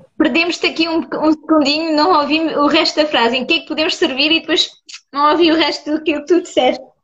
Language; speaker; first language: Portuguese; early bilingual, heritage; Portuguese